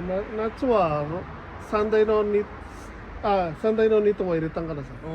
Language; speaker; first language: Japanese; non-native, learner; Filipino